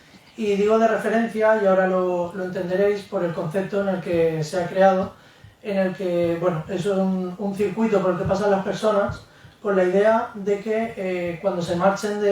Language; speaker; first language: Spanish; native; Spanish